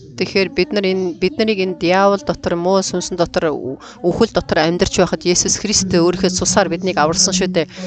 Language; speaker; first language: Mongolian; non-native, fluent; Korean